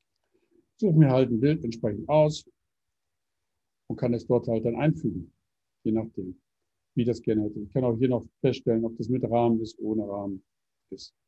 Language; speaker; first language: German; native; German